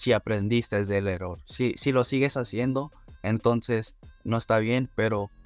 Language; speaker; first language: Spanish; early bilingual, heritage; Spanish